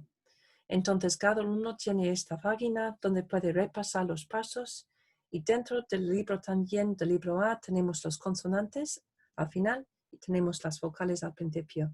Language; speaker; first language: Spanish; non-native, fluent; English